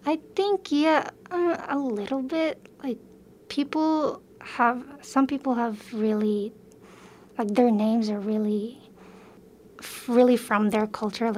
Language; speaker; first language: English; early bilingual, other home language; Filipino